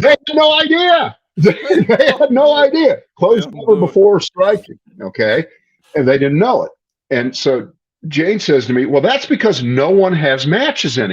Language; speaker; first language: English; native; English